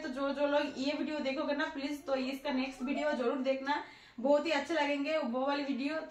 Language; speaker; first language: Hindi; non-native, local second language; Bangla